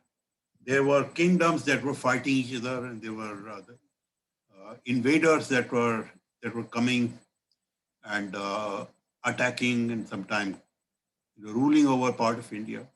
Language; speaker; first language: English; non-native, local second language; Hindi